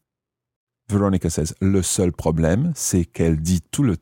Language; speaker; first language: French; non-native, fluent; English